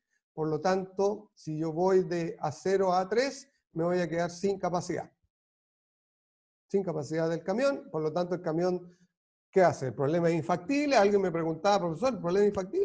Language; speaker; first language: Spanish; native; Spanish